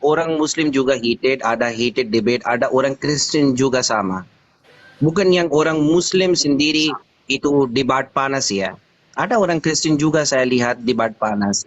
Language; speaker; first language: Indonesian; non-native, learner; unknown